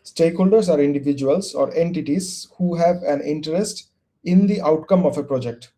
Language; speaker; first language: English; non-native, local second language; Bangla